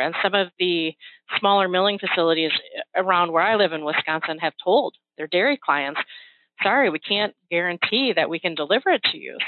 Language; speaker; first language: English; native; English